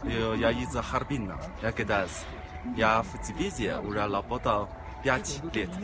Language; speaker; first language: Russian; non-native, learner; Chinese